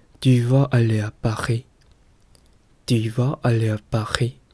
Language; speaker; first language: French; non-native, learner; Korean